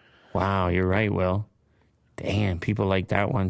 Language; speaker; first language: English; native; English